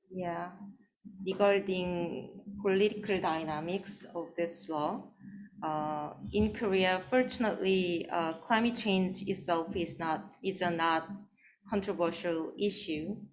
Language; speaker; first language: English; non-native, fluent; Korean